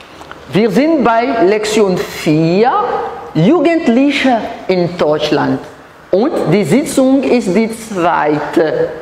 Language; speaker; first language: German; non-native, learner; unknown